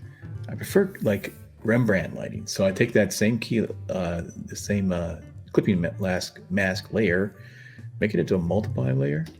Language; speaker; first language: English; native; English